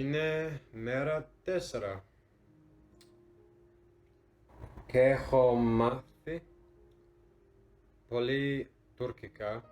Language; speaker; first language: Greek; non-native, learner; English